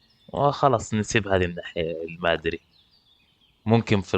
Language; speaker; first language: Arabic; native; Arabic